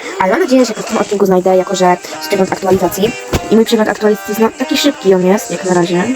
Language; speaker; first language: Polish; native; Polish